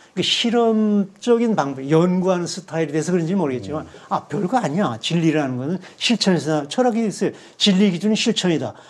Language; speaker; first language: Korean; native; Korean